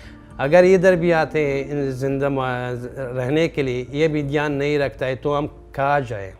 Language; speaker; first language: Hindi; non-native, fluent; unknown